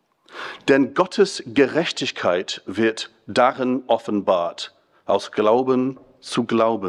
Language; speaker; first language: German; non-native, fluent; English